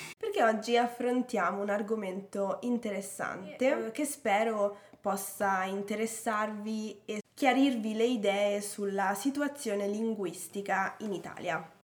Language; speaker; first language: Italian; native; Italian